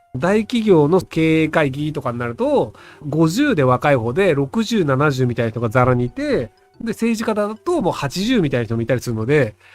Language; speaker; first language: Japanese; native; Japanese